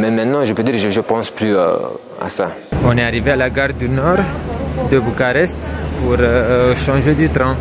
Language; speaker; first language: French; non-native, fluent; Romanian